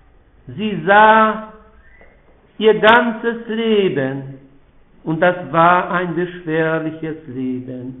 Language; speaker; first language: German; non-native, fluent; Polish